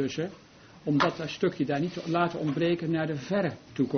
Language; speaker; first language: Dutch; native; Dutch